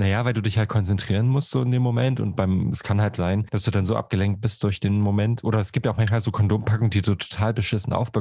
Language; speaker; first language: German; native; German